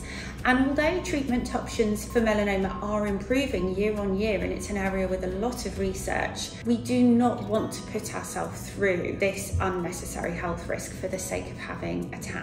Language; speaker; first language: English; native; English